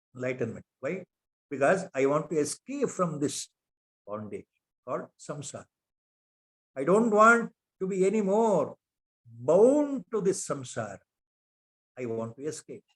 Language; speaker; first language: English; non-native, local second language; Kannada